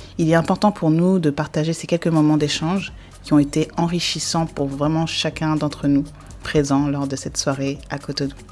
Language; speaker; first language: French; native; French